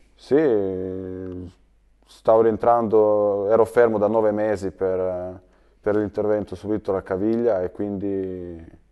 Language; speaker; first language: Italian; early bilingual, other home language; Serbian